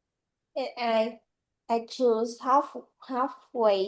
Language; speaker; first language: English; non-native, learner; Vietnamese